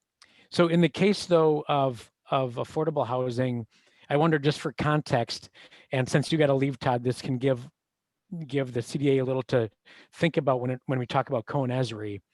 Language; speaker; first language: English; native; English